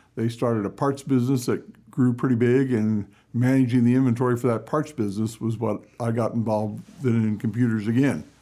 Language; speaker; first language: English; native; English